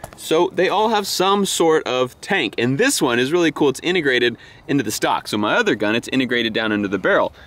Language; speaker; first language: English; native; English